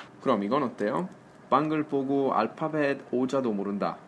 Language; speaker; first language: Korean; non-native, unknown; Italian